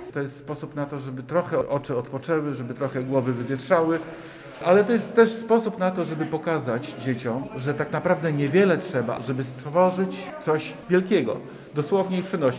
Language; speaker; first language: Polish; native; Polish